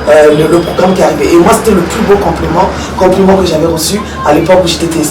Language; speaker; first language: French; early bilingual, other home language; Lingala